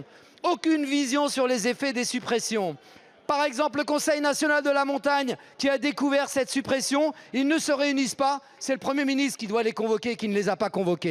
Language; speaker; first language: French; native; French